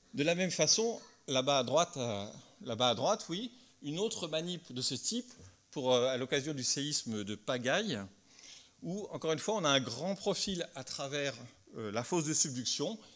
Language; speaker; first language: French; native; French